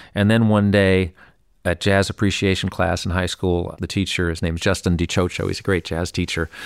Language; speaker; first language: English; native; English